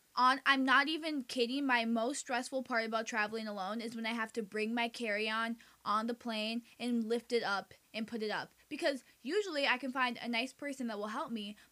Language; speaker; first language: English; early bilingual, other home language; Spanish